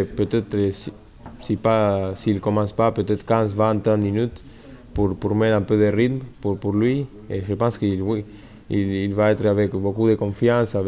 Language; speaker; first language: French; non-native, fluent; Spanish